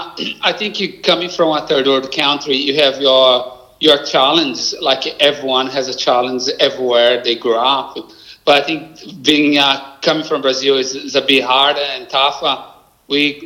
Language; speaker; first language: English; non-native, fluent; Portuguese